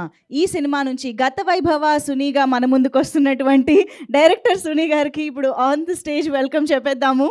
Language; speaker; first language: Telugu; native; Telugu